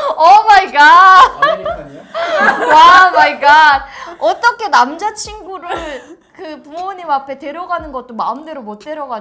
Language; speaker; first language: Korean; native; Korean